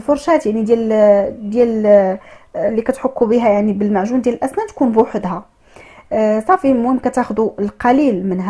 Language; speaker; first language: Arabic; native; Arabic